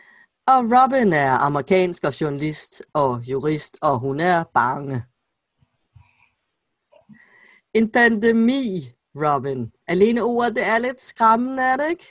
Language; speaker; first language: Danish; native; Danish